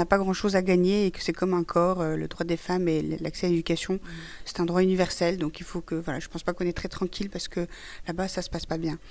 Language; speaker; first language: French; early bilingual, other home language; Persian